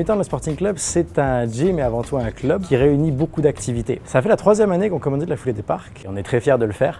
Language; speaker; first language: French; native; French